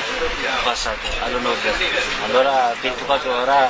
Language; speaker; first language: Italian; non-native, learner; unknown